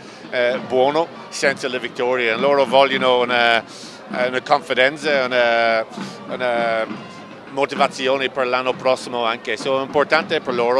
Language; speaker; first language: Italian; non-native, learner; English